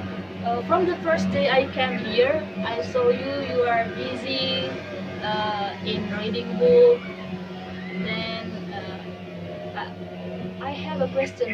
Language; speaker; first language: English; non-native, learner; Indonesian